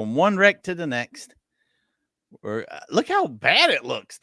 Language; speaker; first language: English; native; English